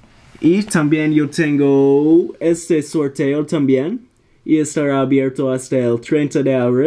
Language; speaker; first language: Spanish; non-native, learner; English